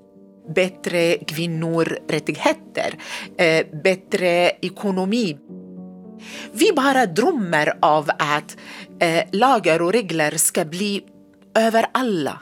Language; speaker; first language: Swedish; non-native, learner; Arabic